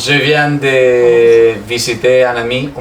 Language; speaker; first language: French; non-native, learner; Spanish